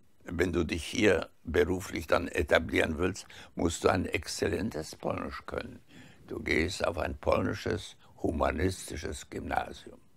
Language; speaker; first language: German; early bilingual, heritage; German